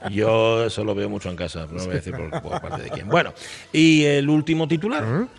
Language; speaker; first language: Spanish; native; Spanish